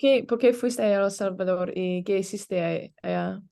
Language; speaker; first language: Spanish; non-native, learner; English